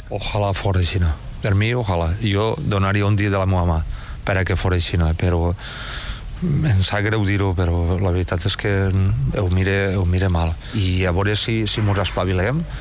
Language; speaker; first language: Catalan; native; Catalan